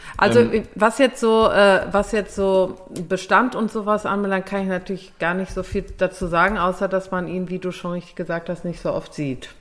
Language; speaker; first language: German; native; German